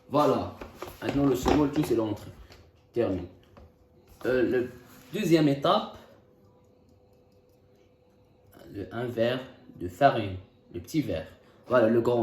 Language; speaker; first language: French; non-native, local second language; Arabic